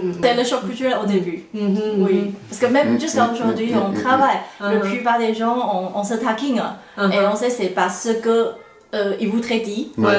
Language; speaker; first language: French; non-native, fluent; Chinese